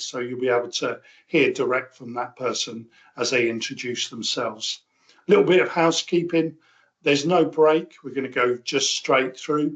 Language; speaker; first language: English; native; English